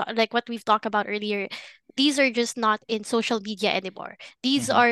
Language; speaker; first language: English; non-native, local second language; Filipino